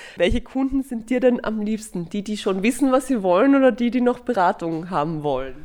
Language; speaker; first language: German; native; German